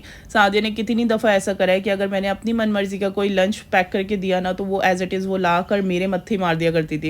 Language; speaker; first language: Hindi; native; Hindi